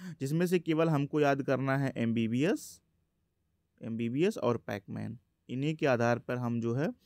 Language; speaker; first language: Hindi; native; Hindi